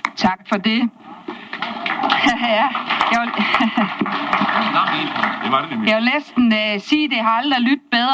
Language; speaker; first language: Danish; native; Danish